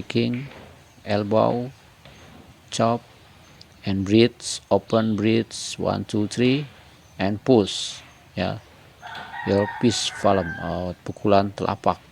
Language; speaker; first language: English; non-native, learner; Indonesian